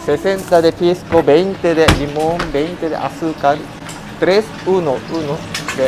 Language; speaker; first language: Spanish; non-native, fluent; Japanese